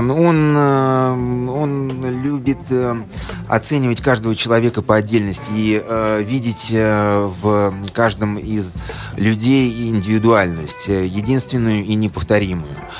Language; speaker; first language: Russian; native; Russian